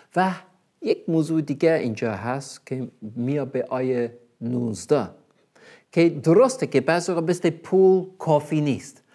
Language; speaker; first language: Persian; non-native, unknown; English